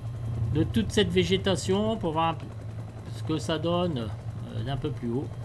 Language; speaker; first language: French; native; French